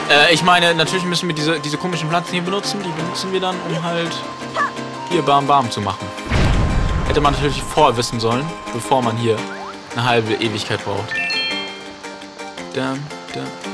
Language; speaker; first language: German; native; German